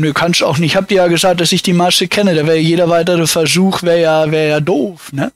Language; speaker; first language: German; native; German